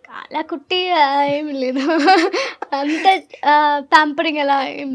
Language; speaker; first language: Telugu; non-native, learner; Malayalam